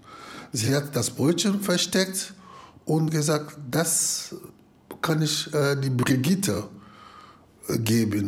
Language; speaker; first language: German; non-native, fluent; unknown